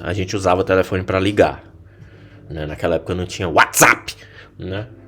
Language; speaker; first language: Portuguese; native; Portuguese